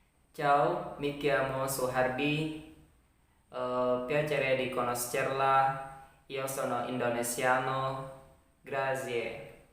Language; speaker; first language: Italian; non-native, learner; Indonesian